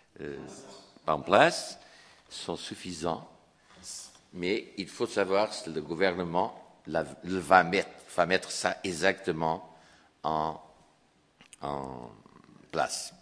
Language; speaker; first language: French; non-native, fluent; Portuguese